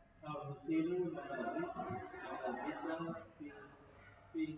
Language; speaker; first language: Arabic; non-native, learner; Indonesian